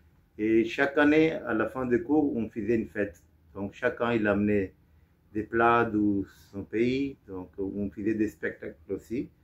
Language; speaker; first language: French; non-native, fluent; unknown